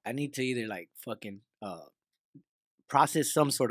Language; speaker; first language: English; early bilingual, other home language; Spanish